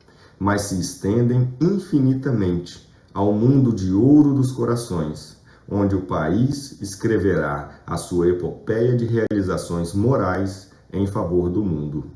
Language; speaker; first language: Portuguese; native; Portuguese